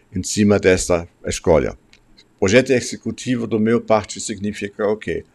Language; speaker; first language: Portuguese; non-native, fluent; German